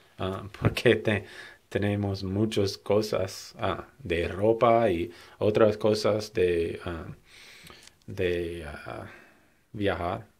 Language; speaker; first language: Spanish; non-native, learner; English